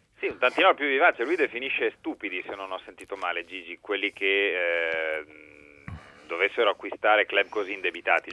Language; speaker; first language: Italian; native; Italian